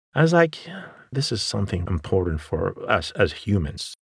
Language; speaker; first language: English; non-native, fluent; Arabic